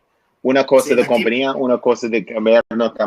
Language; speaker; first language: Spanish; non-native, learner; English